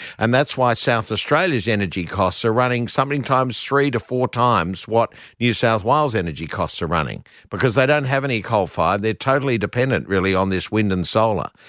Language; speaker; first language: English; native; English